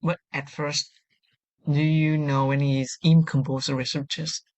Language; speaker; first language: English; non-native, learner; Vietnamese